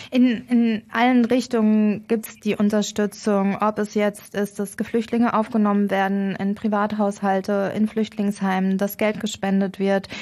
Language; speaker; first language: German; native; German